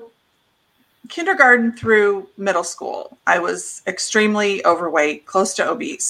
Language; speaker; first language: English; native; English